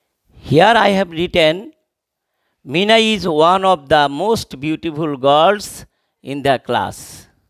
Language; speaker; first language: English; non-native, local second language; Bangla